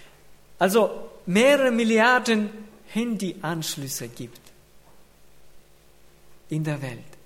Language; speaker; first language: German; non-native, fluent; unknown